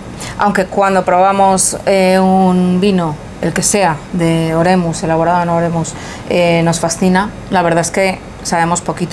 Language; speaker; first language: Spanish; native; Spanish